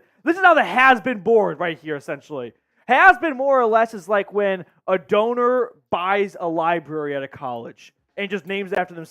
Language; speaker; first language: English; native; English